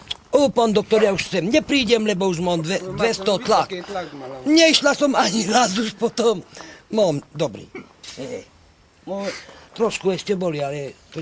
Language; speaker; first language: Slovak; non-native, local second language; Hungarian